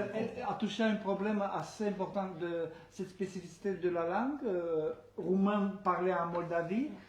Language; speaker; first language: French; non-native, fluent; Romanian